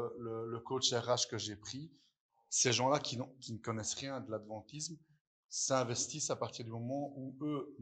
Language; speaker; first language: French; native; French